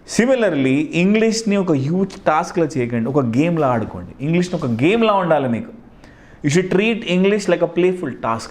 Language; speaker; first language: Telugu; non-native, local second language; Hindi